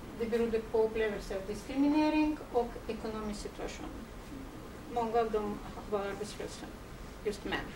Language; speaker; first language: Swedish; non-native, fluent; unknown